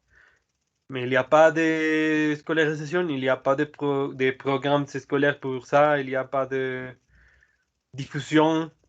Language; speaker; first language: French; non-native, learner; Spanish